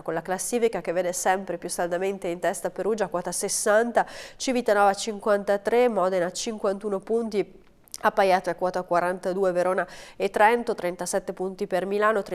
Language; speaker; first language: Italian; native; Italian